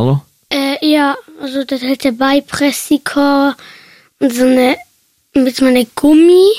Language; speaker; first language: German; non-native, learner; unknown